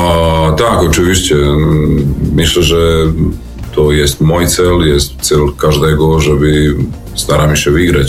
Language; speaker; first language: Polish; non-native, learner; Serbian